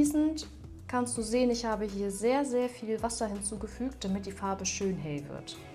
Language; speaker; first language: German; native; German